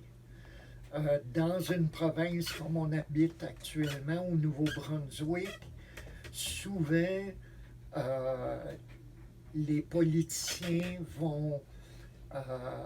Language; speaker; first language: French; native; French